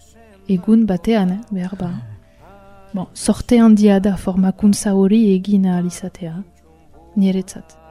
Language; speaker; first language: Basque; non-native, learner; French